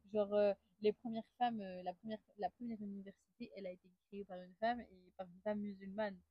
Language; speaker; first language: French; native; French